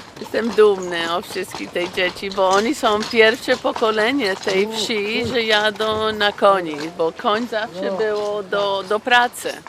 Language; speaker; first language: Polish; non-native, learner; English